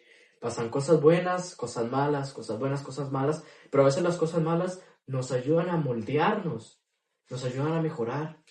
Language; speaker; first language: Spanish; native; Spanish